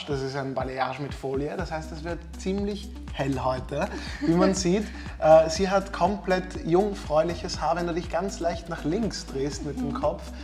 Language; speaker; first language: German; native; German